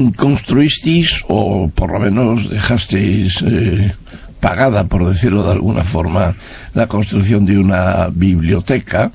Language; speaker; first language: Spanish; native; Spanish